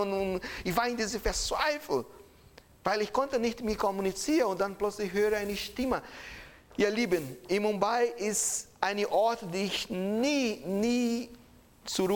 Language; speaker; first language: German; non-native, fluent; Portuguese